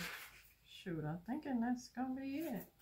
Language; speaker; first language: English; native; English